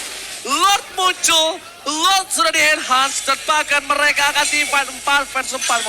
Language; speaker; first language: Indonesian; native; Indonesian